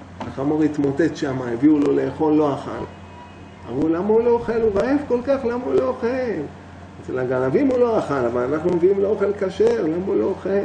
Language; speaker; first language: Hebrew; native; Hebrew